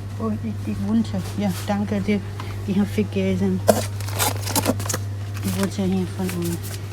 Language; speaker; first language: German; non-native, learner; Thai